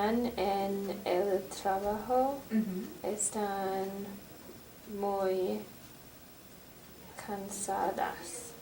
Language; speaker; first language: Spanish; non-native, learner; English